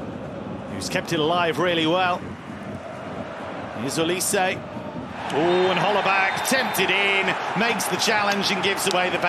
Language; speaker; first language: English; native; English